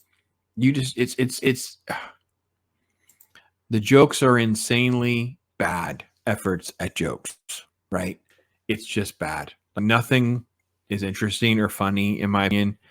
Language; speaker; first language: English; native; English